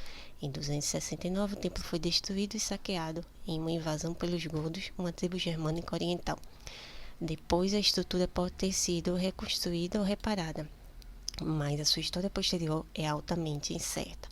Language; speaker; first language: Portuguese; native; Portuguese